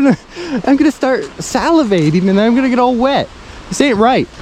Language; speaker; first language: English; native; English